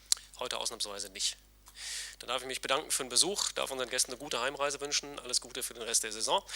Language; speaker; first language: German; native; German